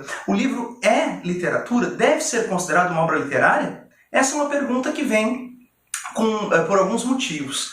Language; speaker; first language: Portuguese; native; Portuguese